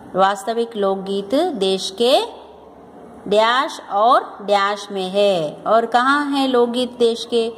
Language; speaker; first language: Hindi; non-native, local second language; Telugu